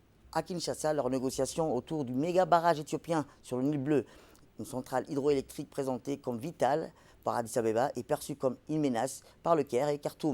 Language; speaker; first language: French; native; French